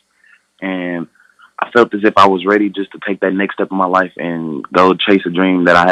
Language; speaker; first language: English; native; English